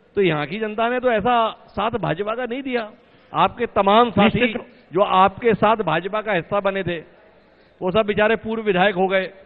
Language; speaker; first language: Hindi; native; Hindi